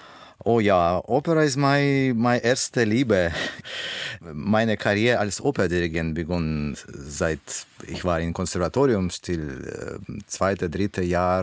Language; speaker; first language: German; non-native, learner; Russian